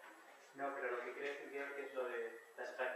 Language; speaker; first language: Spanish; native; Spanish